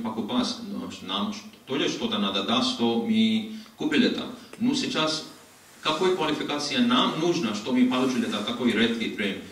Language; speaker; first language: Russian; non-native, learner; Hindi